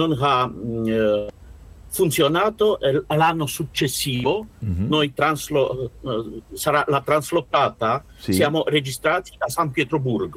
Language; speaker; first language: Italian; non-native, learner; Russian